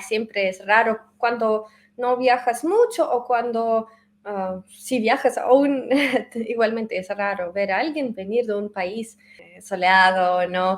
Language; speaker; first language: Spanish; non-native, fluent; Russian